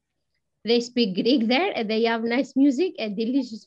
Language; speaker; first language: English; non-native, learner; Albanian